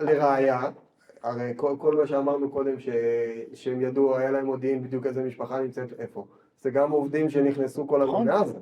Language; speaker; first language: Hebrew; native; Hebrew